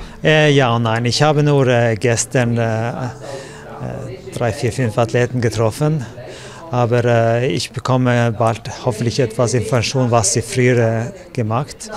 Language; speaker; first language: German; non-native, learner; Norwegian